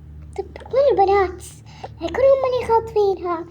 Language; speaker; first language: Arabic; native; Arabic